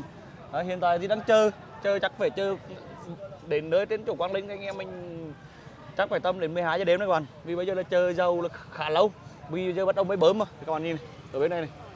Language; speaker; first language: Vietnamese; native; Vietnamese